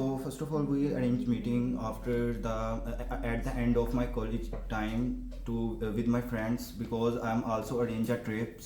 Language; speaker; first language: English; non-native, learner; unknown